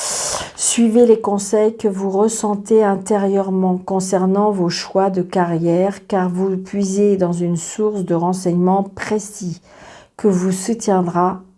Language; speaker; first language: French; native; French